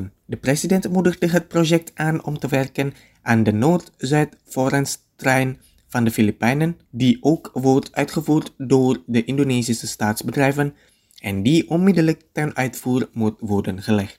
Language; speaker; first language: Dutch; non-native, fluent; Indonesian